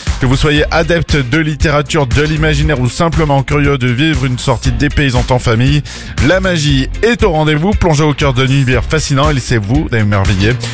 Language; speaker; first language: French; native; French